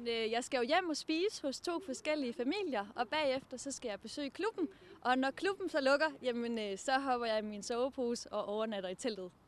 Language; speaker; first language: Danish; native; Danish